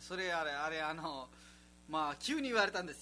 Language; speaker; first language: Japanese; non-native, fluent; Nepali